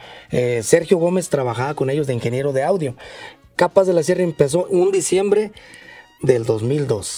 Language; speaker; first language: Spanish; native; Spanish